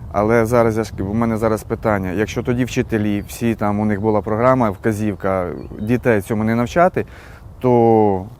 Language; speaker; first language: Ukrainian; native; Ukrainian